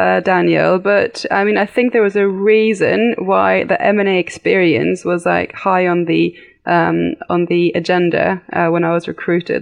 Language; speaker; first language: English; native; English